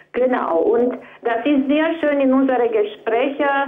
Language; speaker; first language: German; non-native, fluent; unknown